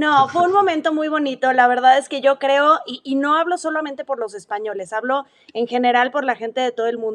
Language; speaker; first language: Spanish; native; Spanish